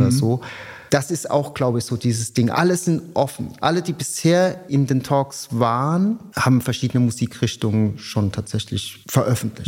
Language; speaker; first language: German; native; German